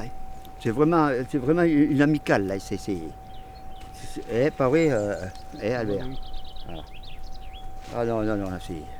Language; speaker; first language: French; native; French